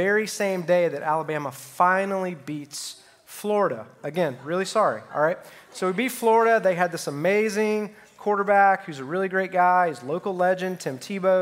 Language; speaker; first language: English; native; English